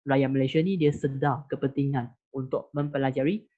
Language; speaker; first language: Malay; non-native, local second language; Chinese